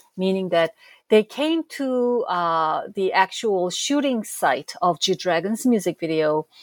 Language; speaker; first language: English; non-native, fluent; Korean